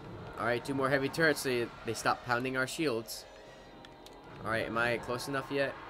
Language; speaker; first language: English; native; English